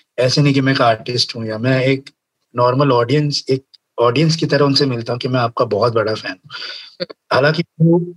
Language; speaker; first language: Hindi; native; Hindi